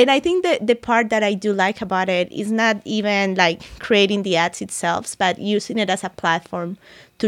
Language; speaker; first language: English; non-native, fluent; Spanish